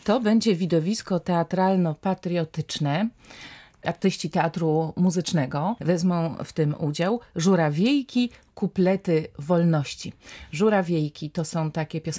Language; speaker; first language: Polish; native; Polish